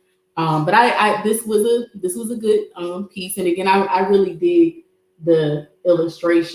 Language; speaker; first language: English; native; English